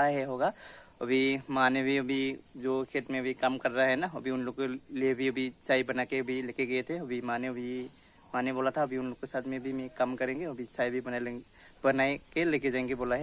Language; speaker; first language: Hindi; non-native, local second language; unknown